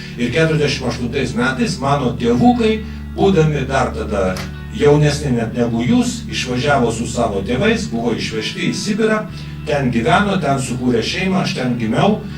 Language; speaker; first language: Lithuanian; native; Lithuanian